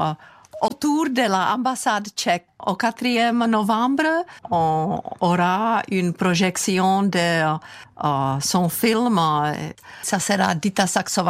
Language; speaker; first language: French; non-native, fluent; Czech